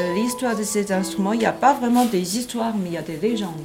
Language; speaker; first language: French; non-native, fluent; Chinese